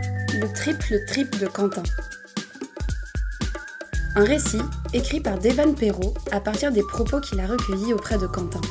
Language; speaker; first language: French; native; French